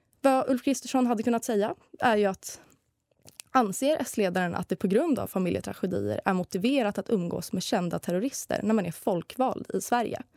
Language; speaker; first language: Swedish; native; Swedish